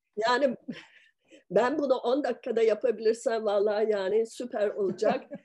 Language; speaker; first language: Turkish; early bilingual, heritage; Turkish